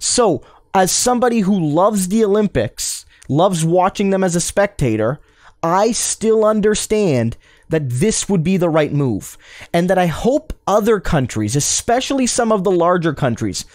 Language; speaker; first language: English; native; English